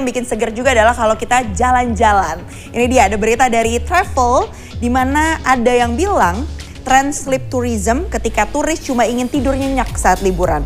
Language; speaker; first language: Indonesian; native; Indonesian